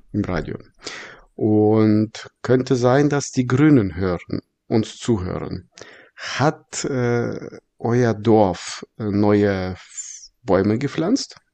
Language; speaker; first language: German; early bilingual, other home language; Russian